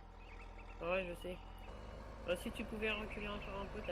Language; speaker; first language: French; native; French